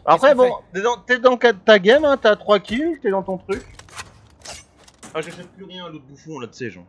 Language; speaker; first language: French; native; French